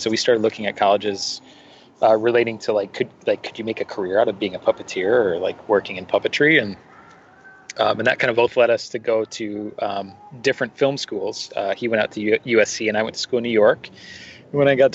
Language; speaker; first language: English; native; English